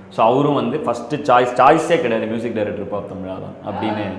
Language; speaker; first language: Tamil; native; Tamil